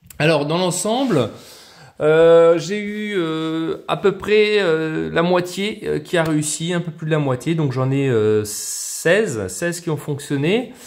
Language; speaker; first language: French; native; French